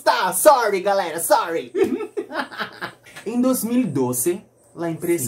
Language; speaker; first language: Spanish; non-native, learner; Portuguese